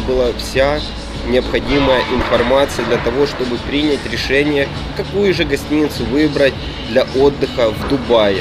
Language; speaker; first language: Russian; native; Russian